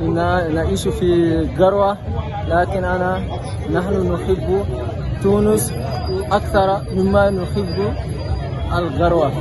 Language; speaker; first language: Arabic; non-native, learner; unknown